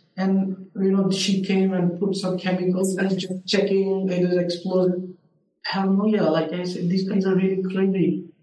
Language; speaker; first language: English; non-native, local second language; Urdu